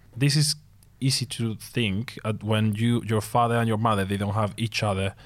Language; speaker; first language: English; non-native, fluent; Spanish